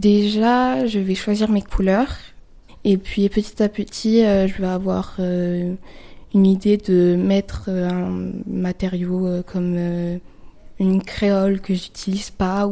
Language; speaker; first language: French; native; French